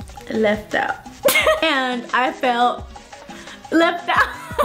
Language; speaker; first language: English; early bilingual, other home language; Spanish